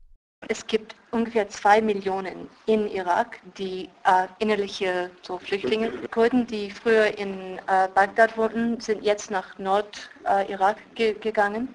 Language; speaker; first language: German; non-native, learner; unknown